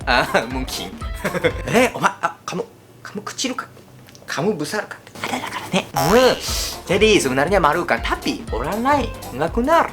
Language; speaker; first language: Indonesian; non-native, learner; Japanese